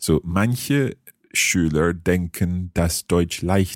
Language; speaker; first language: German; non-native, learner; English